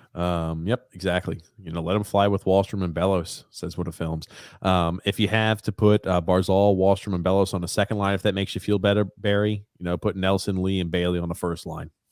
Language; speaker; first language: English; native; English